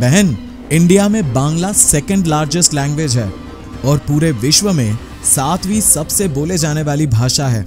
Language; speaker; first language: Hindi; non-native, local second language; Bangla